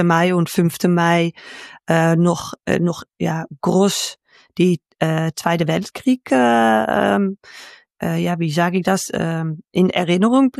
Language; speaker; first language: German; non-native, fluent; Dutch